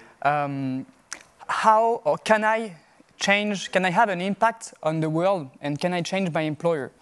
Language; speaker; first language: English; non-native, fluent; French